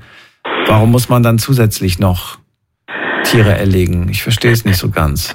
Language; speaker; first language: German; native; German